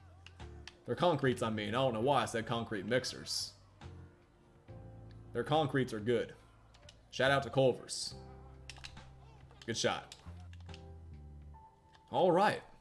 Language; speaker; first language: English; native; English